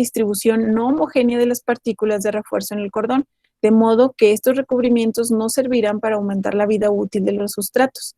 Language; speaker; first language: Spanish; native; Spanish